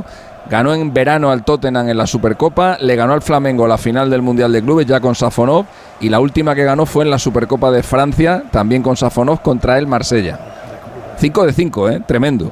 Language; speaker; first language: Spanish; native; Spanish